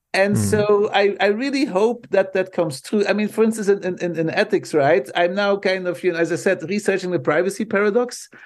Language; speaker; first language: English; non-native, fluent; Dutch